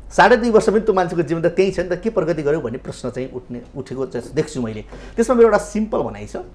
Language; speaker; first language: Nepali; native; Nepali